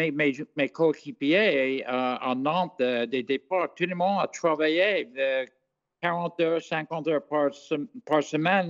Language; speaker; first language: French; non-native, fluent; English